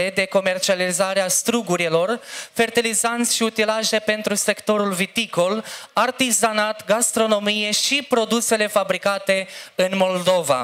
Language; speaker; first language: Romanian; native; Romanian